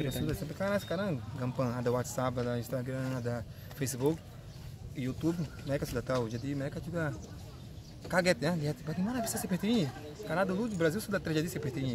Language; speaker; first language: Indonesian; non-native, fluent; Portuguese